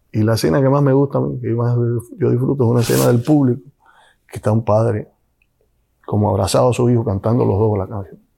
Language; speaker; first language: Spanish; native; Spanish